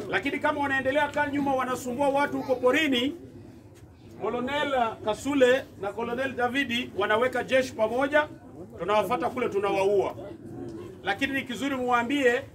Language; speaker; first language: Swahili; non-native, local second language; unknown